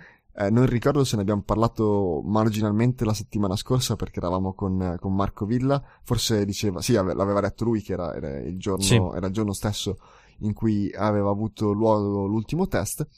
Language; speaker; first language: Italian; native; Italian